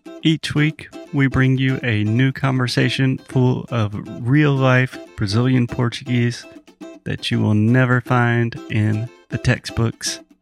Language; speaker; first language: English; native; English